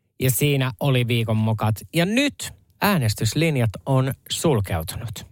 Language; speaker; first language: Finnish; native; Finnish